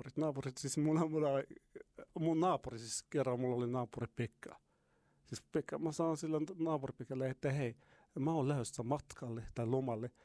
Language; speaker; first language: Finnish; non-native, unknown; Arabic